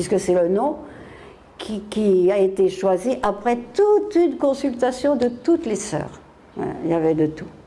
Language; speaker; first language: French; native; French